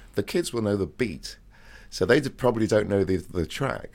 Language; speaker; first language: English; native; English